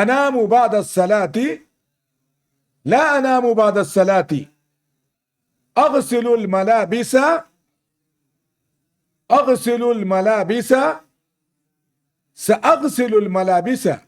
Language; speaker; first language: Arabic; non-native, fluent; Urdu